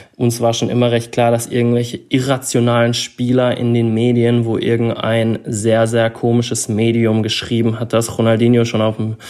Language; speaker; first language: German; native; German